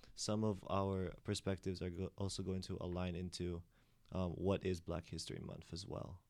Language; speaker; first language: English; native; English